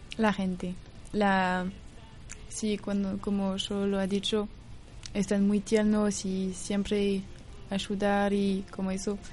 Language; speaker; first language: Spanish; non-native, learner; French